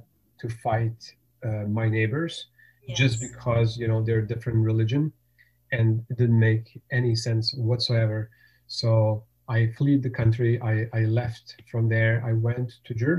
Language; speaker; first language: English; non-native, fluent; Bosnian